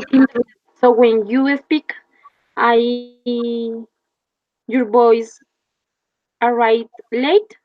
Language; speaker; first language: English; non-native, learner; Spanish